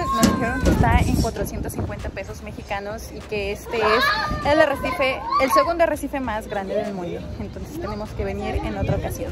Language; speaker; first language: Spanish; native; Spanish